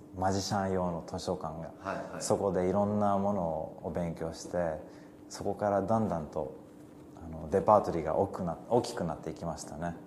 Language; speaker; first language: Japanese; early bilingual, heritage; English